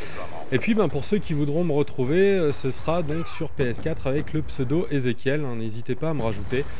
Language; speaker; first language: French; native; French